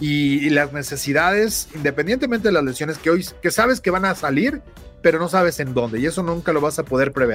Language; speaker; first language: Spanish; native; Spanish